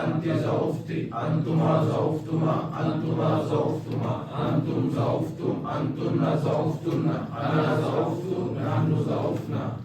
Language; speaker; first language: Arabic; non-native, learner; Urdu